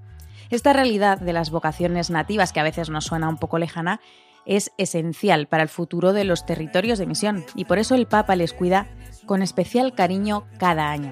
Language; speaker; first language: Spanish; native; Spanish